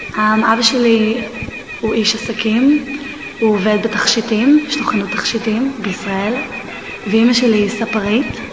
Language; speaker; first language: Hebrew; early bilingual, heritage; Hebrew